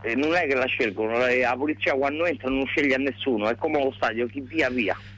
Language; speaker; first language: Italian; non-native, fluent; Greek